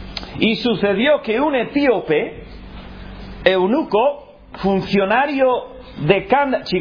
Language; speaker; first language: Spanish; non-native, fluent; English